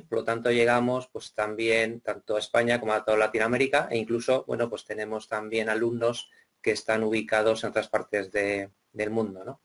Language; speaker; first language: Spanish; native; Spanish